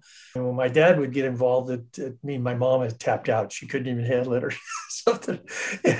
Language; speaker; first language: English; native; English